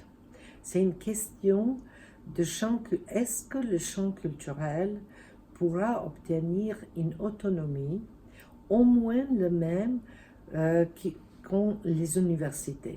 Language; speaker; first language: French; non-native, fluent; Serbian